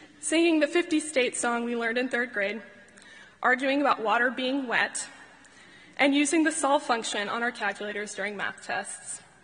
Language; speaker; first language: English; native; English